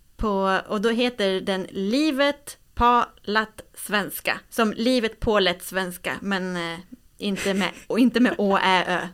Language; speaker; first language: Swedish; native; Swedish